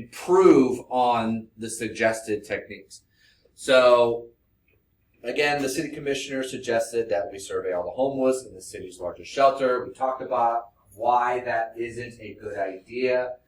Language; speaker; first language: English; native; English